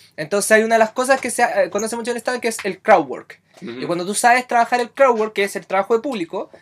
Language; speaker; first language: Spanish; native; Spanish